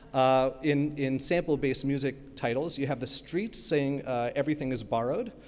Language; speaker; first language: English; native; English